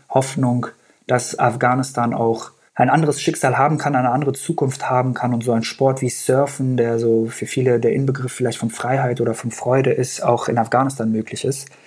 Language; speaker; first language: German; early bilingual, other home language; Persian